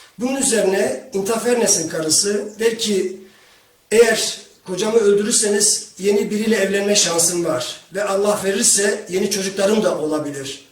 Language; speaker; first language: Turkish; non-native, local second language; Kurdish